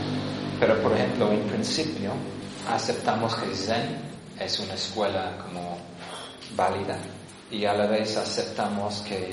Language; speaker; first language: Spanish; non-native, fluent; English